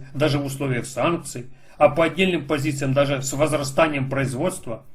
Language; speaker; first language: Russian; non-native, local second language; Ukrainian